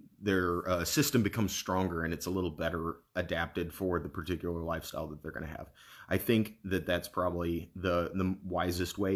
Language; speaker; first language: English; native; English